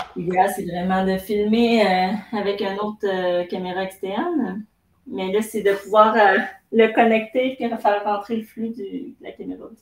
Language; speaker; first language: French; native; French